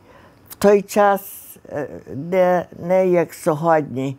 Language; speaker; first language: Ukrainian; early bilingual, heritage; Ukrainian